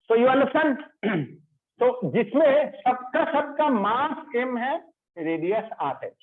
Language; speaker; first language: Hindi; non-native, local second language; Bangla